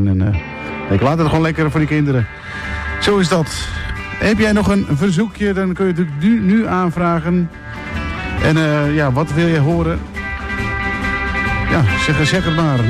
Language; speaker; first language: Dutch; native; Dutch